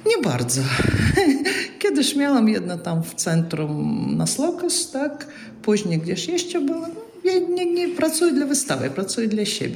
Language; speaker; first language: Polish; non-native, fluent; Russian